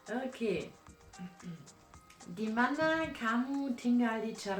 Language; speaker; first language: Indonesian; non-native, learner; German